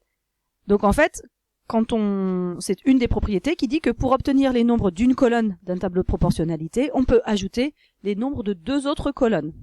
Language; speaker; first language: French; native; French